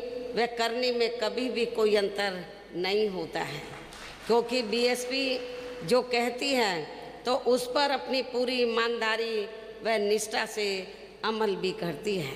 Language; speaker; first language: Hindi; native; Hindi